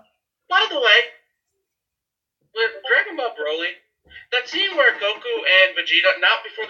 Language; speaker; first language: English; native; English